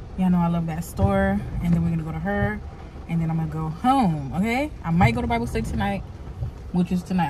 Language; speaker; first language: English; native; English